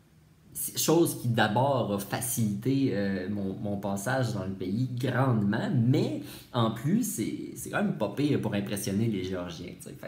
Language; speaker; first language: French; native; French